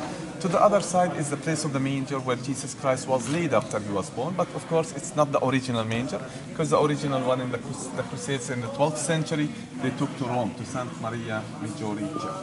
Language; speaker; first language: English; non-native, fluent; Arabic